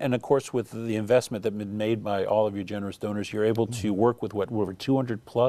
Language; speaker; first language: English; native; English